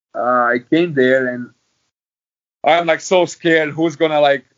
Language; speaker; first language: English; non-native, fluent; Croatian